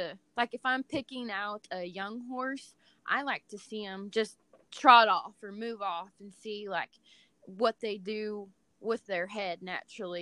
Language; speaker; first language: English; native; English